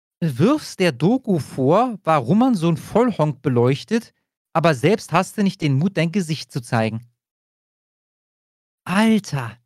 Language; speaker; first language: German; native; German